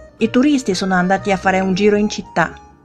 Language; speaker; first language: Italian; non-native, fluent; Chinese